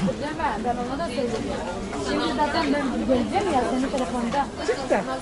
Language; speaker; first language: Turkish; non-native, learner; Kazakh